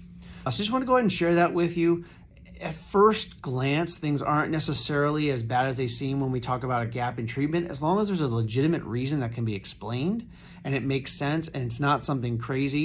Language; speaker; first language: English; native; English